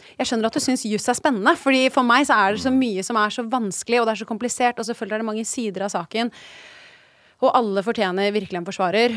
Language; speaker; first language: Norwegian; native; Norwegian